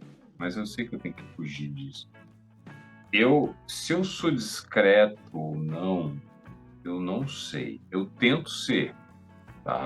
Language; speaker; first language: Portuguese; native; Portuguese